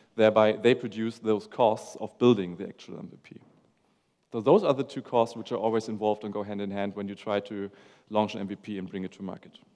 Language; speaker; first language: English; non-native, fluent; German